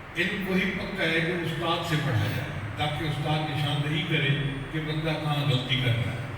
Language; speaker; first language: Urdu; non-native, local second language; Punjabi